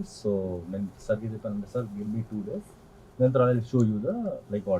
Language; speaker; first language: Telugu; non-native, local second language; Hindi